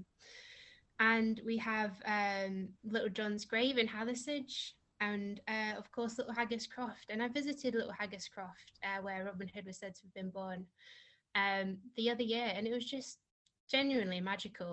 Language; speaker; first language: English; native; English